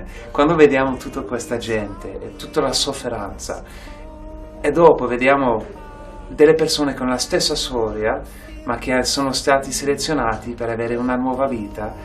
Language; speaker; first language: Italian; non-native, fluent; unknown